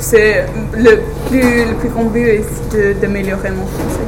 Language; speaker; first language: French; non-native, learner; English